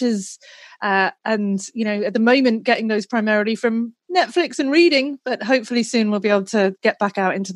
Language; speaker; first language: English; native; English